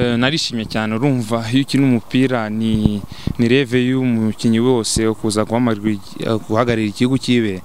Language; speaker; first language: Kinyarwanda; early bilingual, heritage; Kinyarwanda